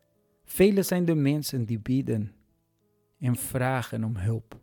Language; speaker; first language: Dutch; non-native, fluent; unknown